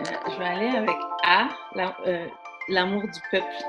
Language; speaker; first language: French; early bilingual, other home language; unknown